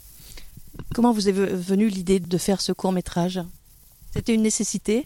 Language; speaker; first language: French; non-native, learner; Spanish